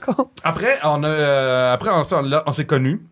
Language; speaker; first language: French; native; French